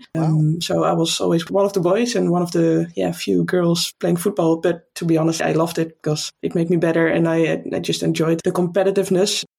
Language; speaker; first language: English; non-native, fluent; Dutch